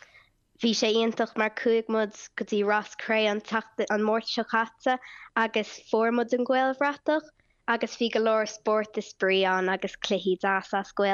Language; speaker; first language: Irish; non-native, local second language; English